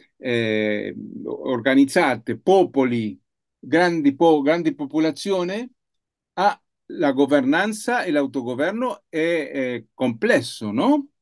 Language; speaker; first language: Italian; non-native, learner; Spanish